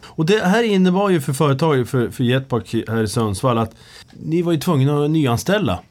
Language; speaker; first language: Swedish; native; Swedish